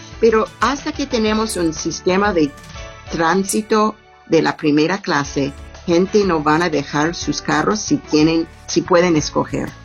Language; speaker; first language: Spanish; non-native, learner; English